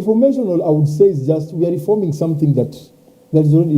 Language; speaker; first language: English; non-native, local second language; Swahili